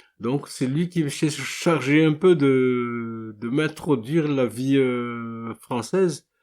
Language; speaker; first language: French; non-native, local second language; Malagasy